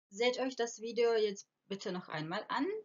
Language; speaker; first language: German; non-native, fluent; Croatian